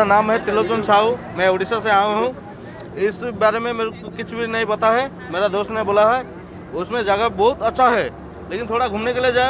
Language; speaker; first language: Hindi; non-native, local second language; Odia